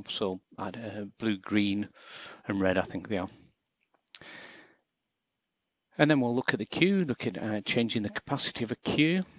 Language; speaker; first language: English; native; English